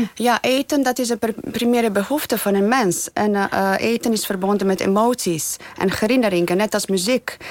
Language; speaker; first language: Dutch; non-native, fluent; Bosnian